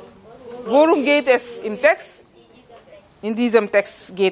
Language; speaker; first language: German; non-native, fluent; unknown